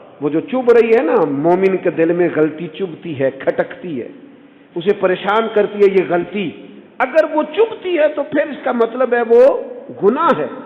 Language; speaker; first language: Urdu; non-native, local second language; Punjabi